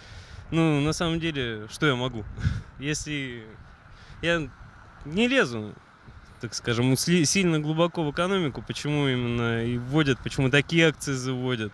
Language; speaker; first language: Russian; native; Russian